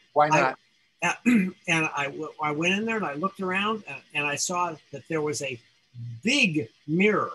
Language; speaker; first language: English; native; English